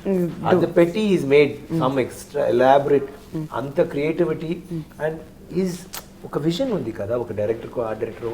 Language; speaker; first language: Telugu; non-native, learner; Tamil